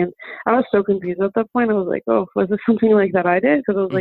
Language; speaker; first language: English; early bilingual, other home language; German